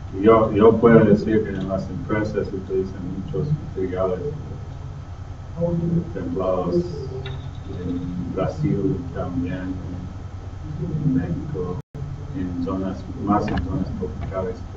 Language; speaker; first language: Spanish; non-native, fluent; English